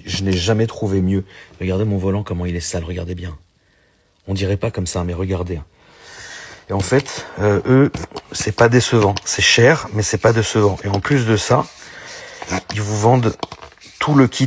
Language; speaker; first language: French; native; French